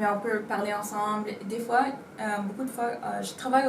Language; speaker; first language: French; non-native, local second language; Spanish